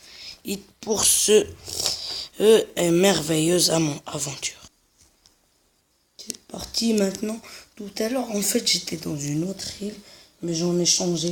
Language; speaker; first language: French; non-native, local second language; Arabic